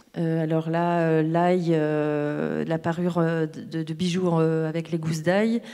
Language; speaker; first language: French; native; French